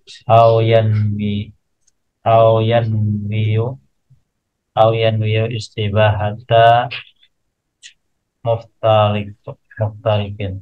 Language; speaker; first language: Arabic; non-native, learner; Indonesian